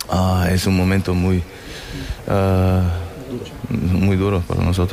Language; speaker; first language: Spanish; non-native, fluent; German